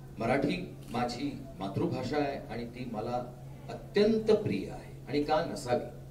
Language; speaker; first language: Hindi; non-native, local second language; Marathi